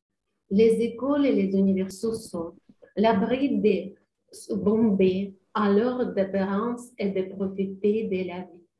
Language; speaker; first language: French; non-native, learner; Ukrainian